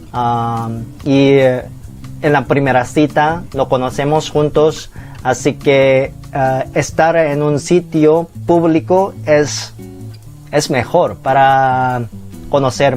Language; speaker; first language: Spanish; non-native, fluent; Korean